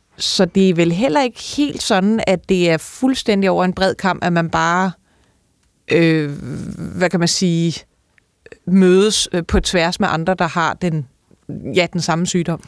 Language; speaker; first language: Danish; native; Danish